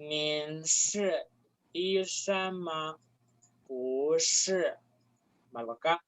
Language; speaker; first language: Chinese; non-native, fluent; Spanish